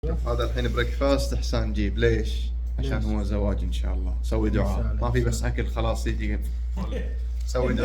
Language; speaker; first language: Arabic; non-native, learner; Manipuri